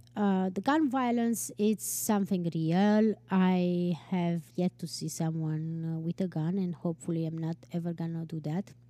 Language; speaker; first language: English; non-native, fluent; Romanian